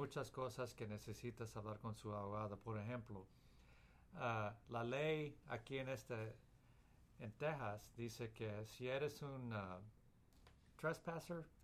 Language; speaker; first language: Spanish; early bilingual, heritage; Spanish